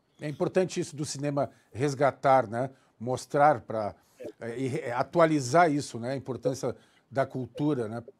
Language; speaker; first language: Portuguese; native; Portuguese